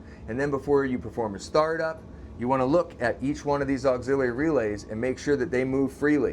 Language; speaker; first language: English; native; English